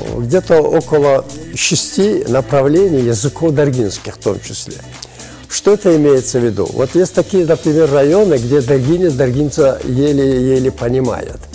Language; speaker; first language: Russian; non-native, local second language; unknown